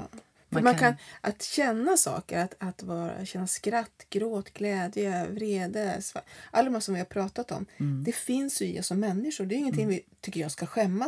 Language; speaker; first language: Swedish; native; Swedish